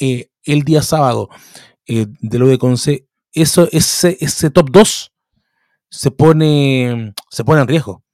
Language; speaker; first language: Spanish; native; Spanish